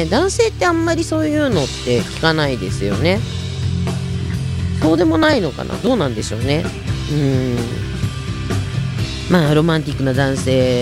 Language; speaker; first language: Japanese; native; Japanese